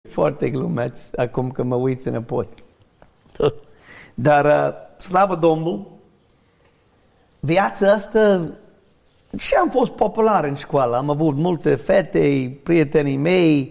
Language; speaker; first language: Romanian; non-native, fluent; English